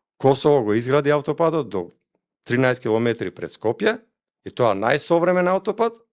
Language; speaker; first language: Macedonian; non-native, local second language; Albanian